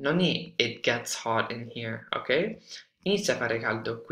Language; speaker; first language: Italian; non-native, fluent; English